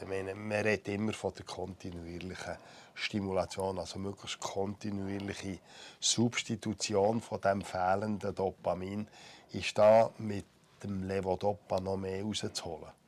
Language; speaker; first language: German; native; German